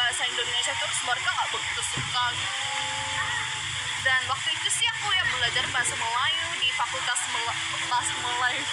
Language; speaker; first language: Indonesian; non-native, fluent; Korean